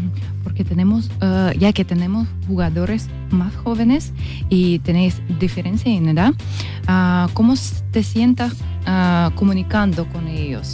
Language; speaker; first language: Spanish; non-native, learner; Russian